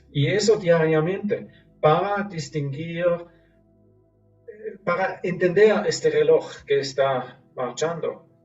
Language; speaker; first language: Spanish; non-native, fluent; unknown